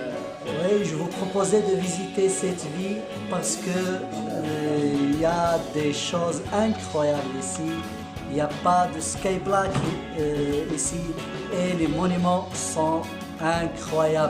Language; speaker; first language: French; non-native, local second language; Arabic